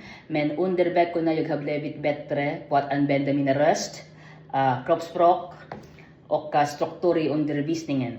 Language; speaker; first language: Swedish; non-native, learner; Filipino